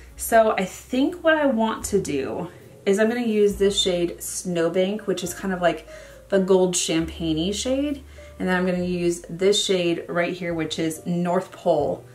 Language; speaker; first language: English; native; English